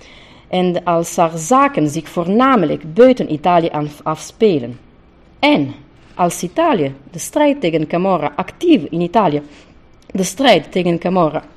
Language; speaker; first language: Dutch; non-native, fluent; Italian